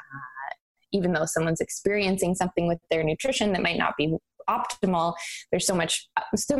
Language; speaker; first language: English; native; English